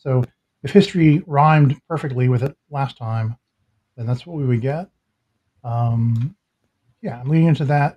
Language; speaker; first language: English; native; English